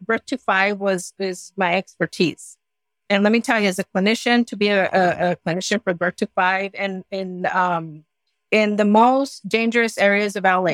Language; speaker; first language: English; early bilingual, other home language; Spanish